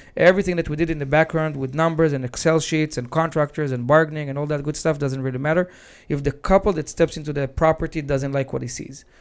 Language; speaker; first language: English; non-native, fluent; Hebrew